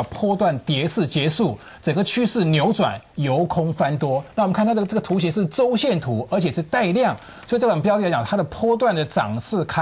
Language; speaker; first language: Chinese; native; Chinese